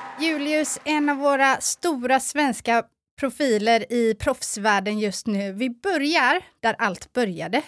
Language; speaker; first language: Swedish; native; Swedish